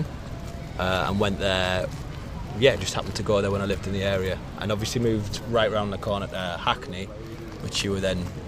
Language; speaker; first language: English; native; English